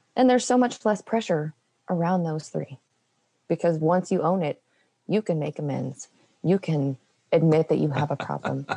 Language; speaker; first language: English; native; English